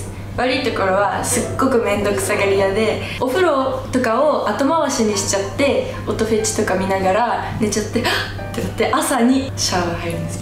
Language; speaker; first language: Japanese; native; Japanese